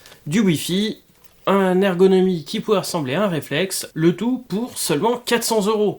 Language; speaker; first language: French; native; French